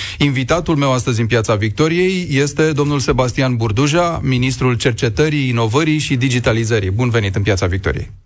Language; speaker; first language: Romanian; native; Romanian